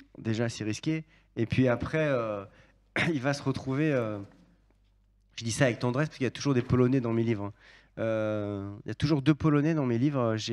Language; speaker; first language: French; native; French